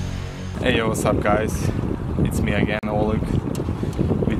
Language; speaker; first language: English; non-native, learner; Ukrainian